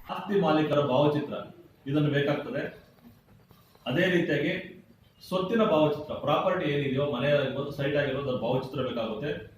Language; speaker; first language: Kannada; native; Kannada